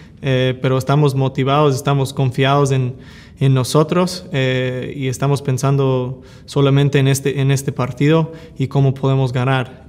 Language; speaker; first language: Spanish; early bilingual, heritage; English